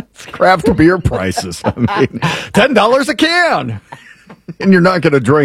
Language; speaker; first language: English; native; English